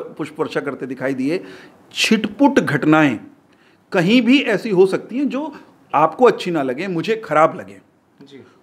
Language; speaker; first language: Hindi; native; Hindi